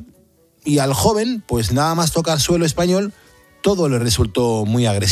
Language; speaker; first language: Spanish; native; Spanish